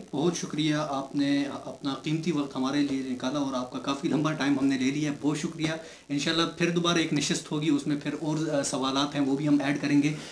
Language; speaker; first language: Urdu; native; Urdu